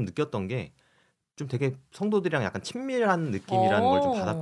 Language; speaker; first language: Korean; native; Korean